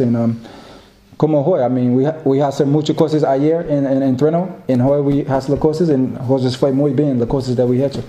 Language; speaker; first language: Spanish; non-native, learner; English